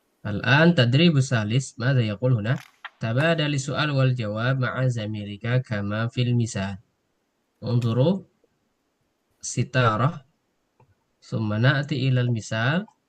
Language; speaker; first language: Arabic; non-native, fluent; Indonesian